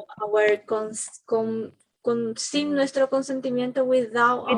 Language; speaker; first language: English; non-native, learner; Spanish